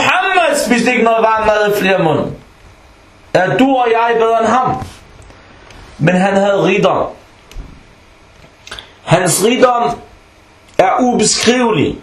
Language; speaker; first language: Danish; non-native, local second language; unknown